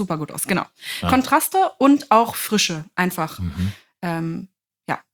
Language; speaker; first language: German; native; German